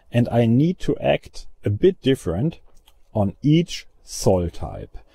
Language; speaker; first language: English; non-native, fluent; German